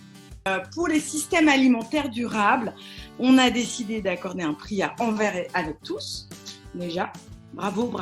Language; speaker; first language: French; native; French